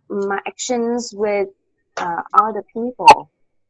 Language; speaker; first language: English; non-native, learner; Vietnamese